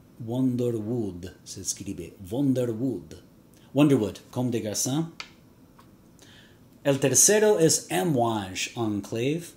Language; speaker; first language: Spanish; native; Spanish